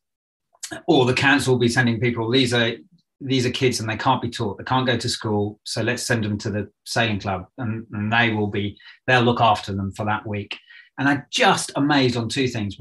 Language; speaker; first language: English; native; English